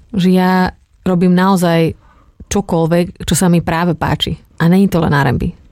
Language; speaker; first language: Slovak; native; Slovak